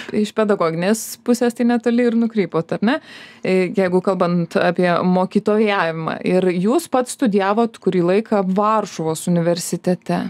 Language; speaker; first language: Lithuanian; native; Lithuanian